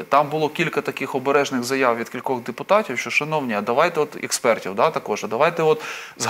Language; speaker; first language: Ukrainian; native; Ukrainian